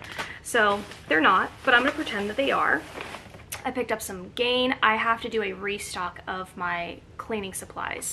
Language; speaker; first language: English; native; English